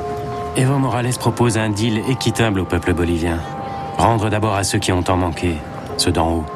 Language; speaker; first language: French; native; French